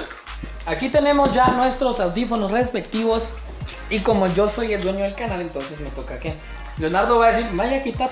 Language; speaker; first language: Spanish; native; Spanish